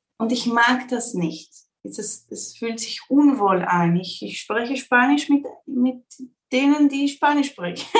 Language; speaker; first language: German; early bilingual, heritage; Spanish